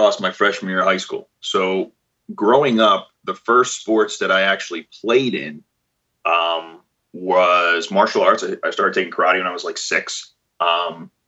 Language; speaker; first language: English; native; English